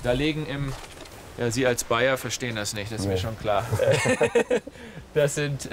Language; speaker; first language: German; native; German